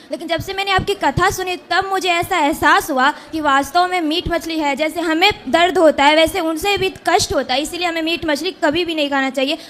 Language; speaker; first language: Hindi; native; Hindi